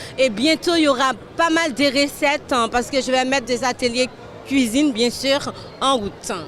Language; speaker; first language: French; non-native, local second language; Haitian Creole